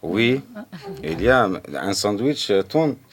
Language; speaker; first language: French; non-native, learner; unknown